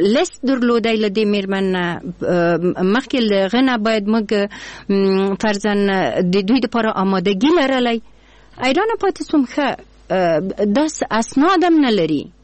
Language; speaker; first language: Pashto; non-native, local second language; Persian